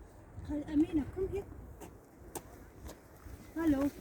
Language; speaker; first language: German; non-native, learner; Arabic